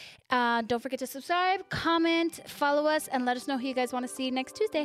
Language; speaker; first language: English; early bilingual, other home language; Spanish